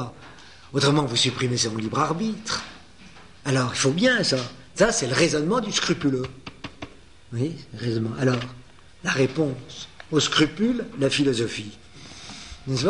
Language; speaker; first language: French; native; French